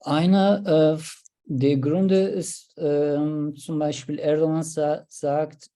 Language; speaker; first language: German; non-native, learner; Turkish